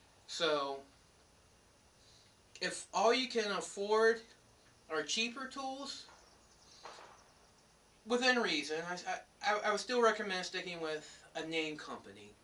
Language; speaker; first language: English; native; English